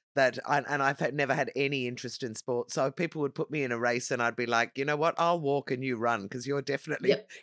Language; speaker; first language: English; native; English